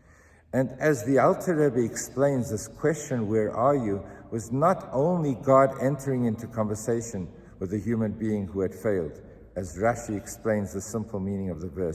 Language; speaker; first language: English; native; English